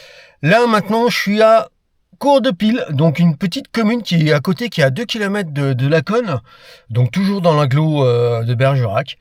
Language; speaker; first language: French; native; French